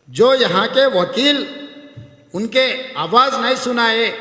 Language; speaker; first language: Hindi; non-native, local second language; Telugu